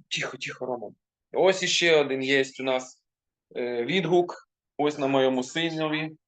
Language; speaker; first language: Ukrainian; non-native, local second language; Russian